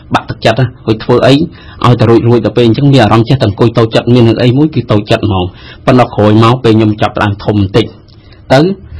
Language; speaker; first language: Khmer; native; Khmer